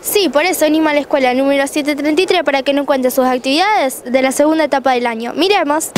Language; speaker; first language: Spanish; native; Spanish